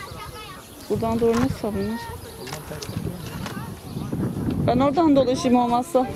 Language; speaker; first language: Turkish; native; Turkish